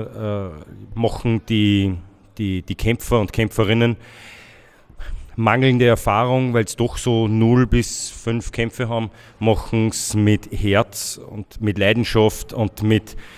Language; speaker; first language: German; native; German